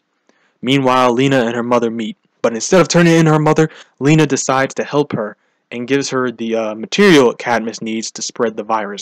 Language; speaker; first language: English; native; English